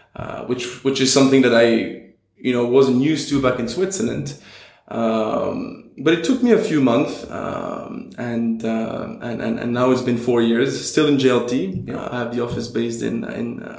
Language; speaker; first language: English; non-native, fluent; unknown